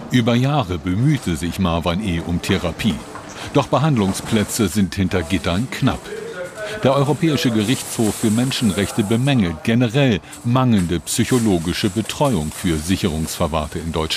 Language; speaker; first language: German; native; German